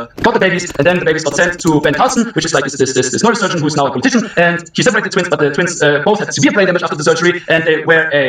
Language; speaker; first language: English; early bilingual, other home language; German